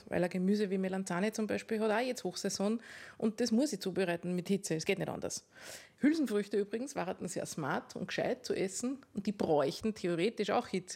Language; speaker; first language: German; native; German